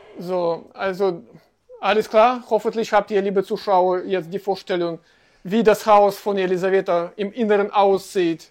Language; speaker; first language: German; non-native, fluent; Russian